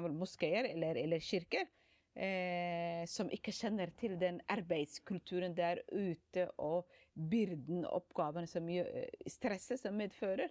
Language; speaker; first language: Norwegian; non-native, fluent; Somali